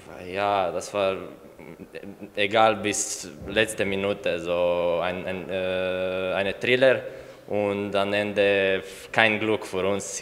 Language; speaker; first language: German; non-native, learner; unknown